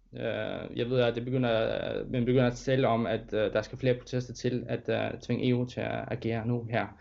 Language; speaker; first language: Danish; non-native, fluent; Russian